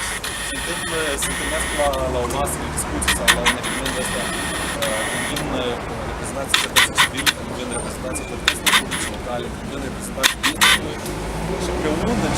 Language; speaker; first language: Romanian; native; Romanian